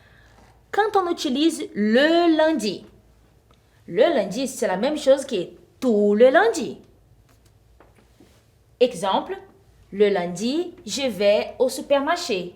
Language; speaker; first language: French; non-native, fluent; Portuguese